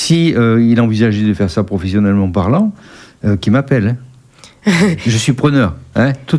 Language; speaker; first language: French; native; French